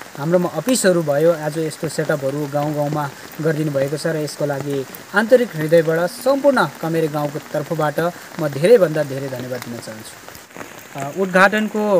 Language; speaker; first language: Nepali; native; Nepali